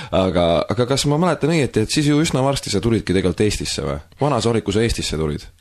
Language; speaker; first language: Estonian; native; Estonian